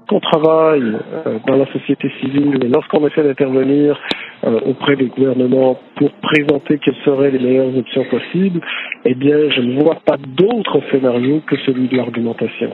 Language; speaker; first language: French; native; French